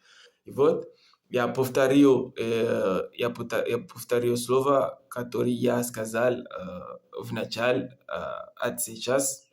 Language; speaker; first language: Russian; non-native, learner; Comorian